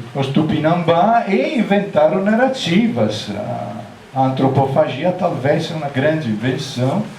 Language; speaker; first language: Portuguese; non-native, fluent; Italian